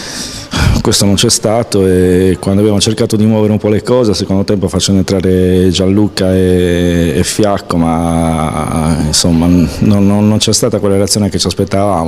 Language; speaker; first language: Italian; native; Italian